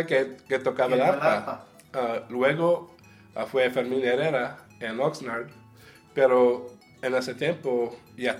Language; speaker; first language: Spanish; early bilingual, heritage; Spanish